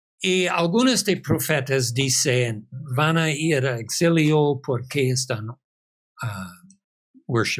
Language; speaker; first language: Spanish; non-native, fluent; English